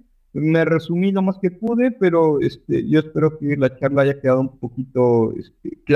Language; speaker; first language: Spanish; native; Spanish